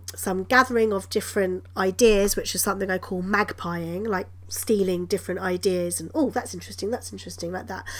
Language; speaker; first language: English; native; English